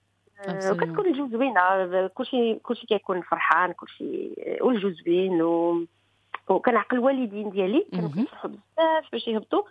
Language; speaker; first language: Arabic; early bilingual, heritage; Arabic